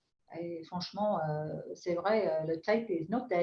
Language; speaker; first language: French; non-native, fluent; English